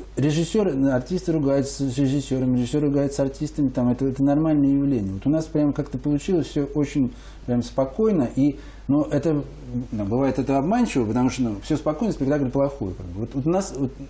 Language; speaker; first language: Russian; native; Russian